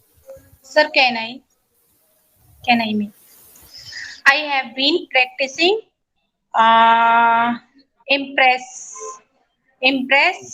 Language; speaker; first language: English; non-native, learner; Hindi